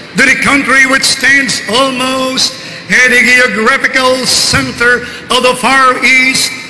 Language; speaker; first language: English; non-native, local second language; Filipino